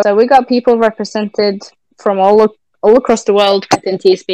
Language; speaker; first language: English; non-native, fluent; Norwegian